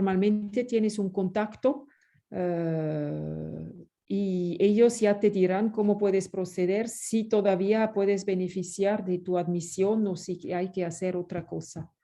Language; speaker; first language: Spanish; non-native, fluent; French